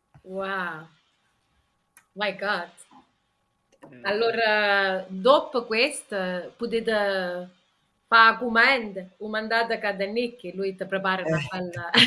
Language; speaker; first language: Italian; early bilingual, heritage; English